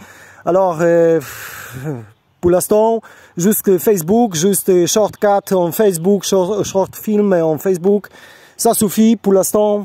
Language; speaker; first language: French; non-native, learner; Polish